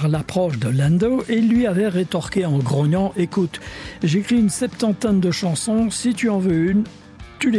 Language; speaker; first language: French; native; French